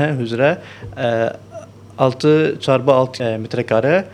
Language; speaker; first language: Turkish; non-native, learner; Arabic